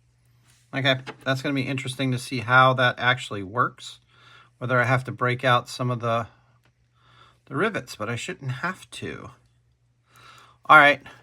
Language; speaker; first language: English; native; English